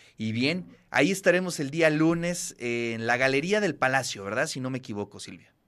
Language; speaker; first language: Spanish; native; Spanish